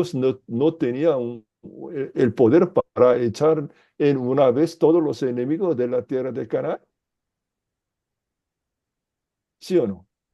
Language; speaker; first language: Spanish; non-native, fluent; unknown